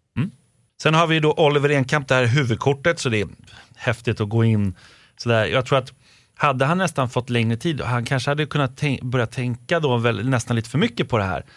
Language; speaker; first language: Swedish; native; Swedish